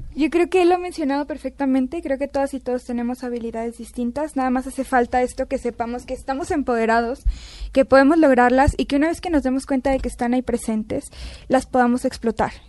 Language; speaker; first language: Spanish; native; Spanish